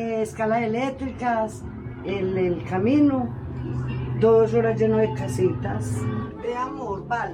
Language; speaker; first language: Spanish; native; Spanish